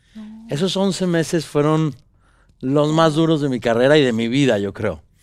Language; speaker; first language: Spanish; native; Spanish